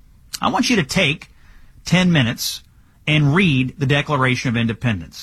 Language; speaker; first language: English; native; English